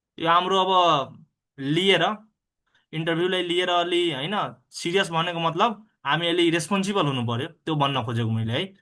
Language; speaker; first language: Nepali; non-native, local second language; Bhojpuri